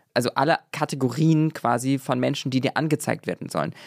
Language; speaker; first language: German; native; German